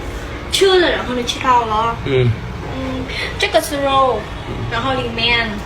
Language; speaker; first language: Chinese; non-native, learner; Vietnamese